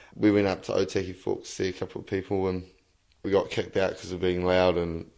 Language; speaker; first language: English; native; English